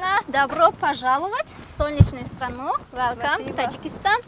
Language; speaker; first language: Russian; non-native, local second language; Tajik